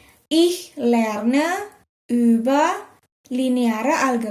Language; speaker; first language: German; non-native, fluent; Indonesian